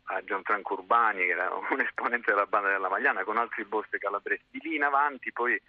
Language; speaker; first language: Italian; native; Italian